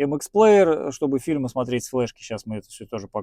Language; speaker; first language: Russian; native; Russian